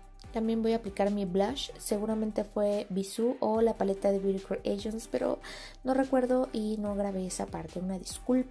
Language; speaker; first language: Spanish; native; Spanish